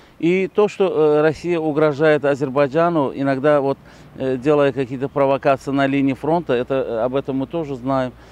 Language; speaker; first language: Russian; non-native, local second language; Azerbaijani